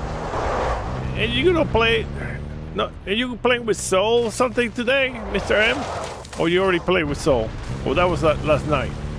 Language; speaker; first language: English; non-native, local second language; Spanish